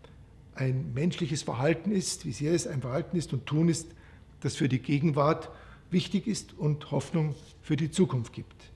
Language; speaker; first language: German; native; German